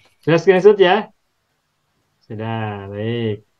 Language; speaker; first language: Indonesian; native; Indonesian